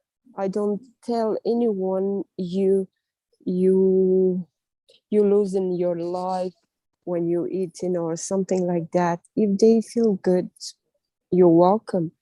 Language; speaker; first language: English; non-native, learner; Russian